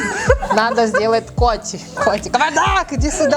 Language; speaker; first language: Russian; non-native, learner; Portuguese